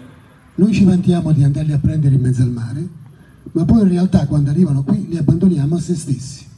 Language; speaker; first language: Italian; native; Italian